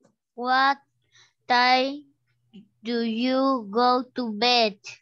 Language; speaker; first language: English; non-native, learner; Spanish